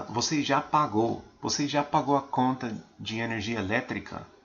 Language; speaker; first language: Portuguese; non-native, fluent; English